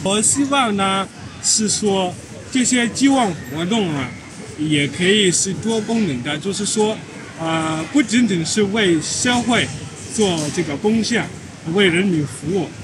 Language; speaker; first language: Chinese; non-native, fluent; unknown